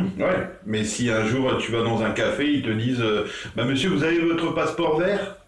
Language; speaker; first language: French; native; French